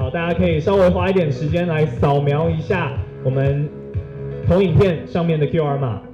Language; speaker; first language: Chinese; native; Chinese